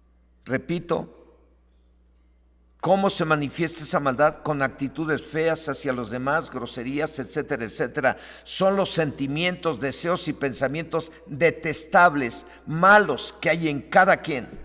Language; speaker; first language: Spanish; native; Spanish